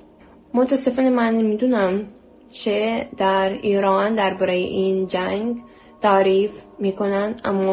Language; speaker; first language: Persian; non-native, learner; Ukrainian